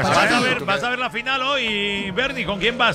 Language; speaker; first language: Spanish; native; Spanish